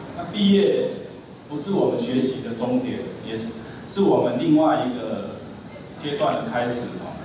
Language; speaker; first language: Chinese; native; Chinese